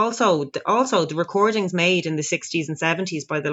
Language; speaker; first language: English; native; English